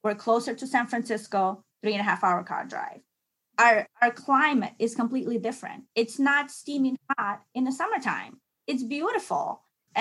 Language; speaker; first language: English; non-native, fluent; Ukrainian